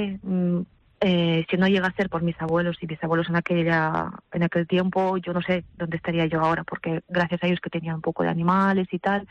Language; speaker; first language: Spanish; non-native, fluent; Russian